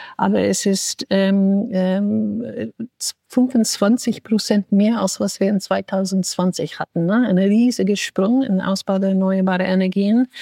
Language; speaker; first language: German; non-native, fluent; English